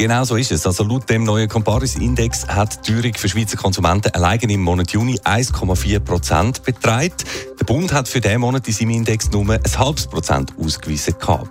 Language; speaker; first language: German; native; German